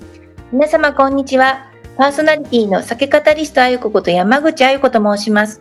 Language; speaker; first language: Japanese; native; Japanese